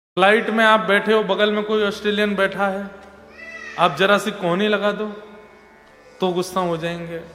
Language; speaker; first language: Hindi; native; Hindi